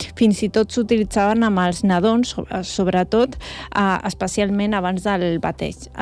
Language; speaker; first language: Catalan; non-native, local second language; Spanish